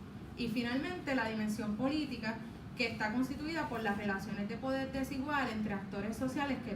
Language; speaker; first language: Spanish; native; Spanish